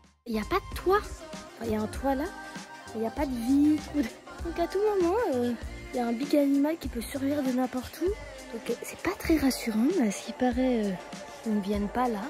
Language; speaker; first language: French; native; French